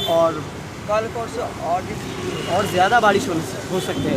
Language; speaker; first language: Hindi; non-native, local second language; Bangla